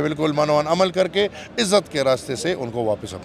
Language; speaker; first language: Hindi; non-native, local second language; Pashto